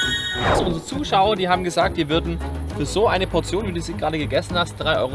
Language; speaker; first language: German; native; German